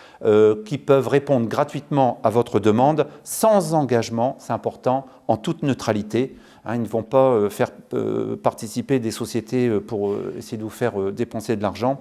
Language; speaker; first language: French; native; French